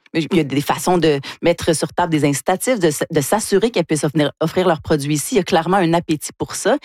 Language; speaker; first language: French; native; French